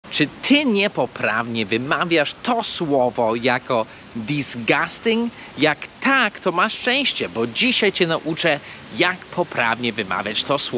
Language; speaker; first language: Polish; non-native, fluent; English